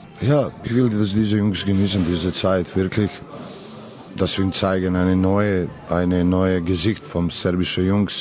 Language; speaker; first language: German; non-native, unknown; Serbian